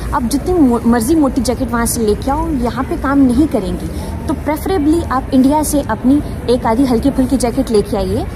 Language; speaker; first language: Hindi; native; Hindi